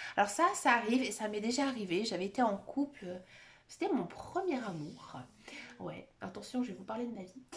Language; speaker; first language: French; native; French